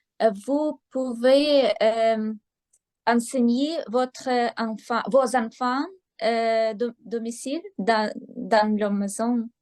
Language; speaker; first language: French; non-native, learner; Ukrainian